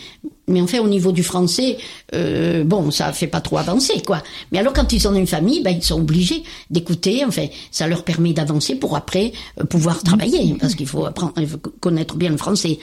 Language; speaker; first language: French; native; French